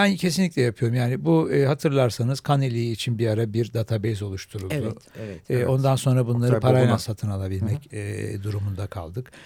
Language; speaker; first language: Turkish; native; Turkish